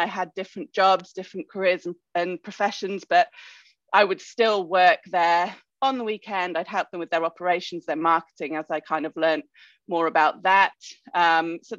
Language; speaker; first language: English; native; English